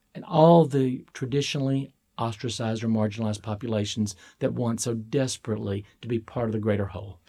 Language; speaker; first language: English; native; English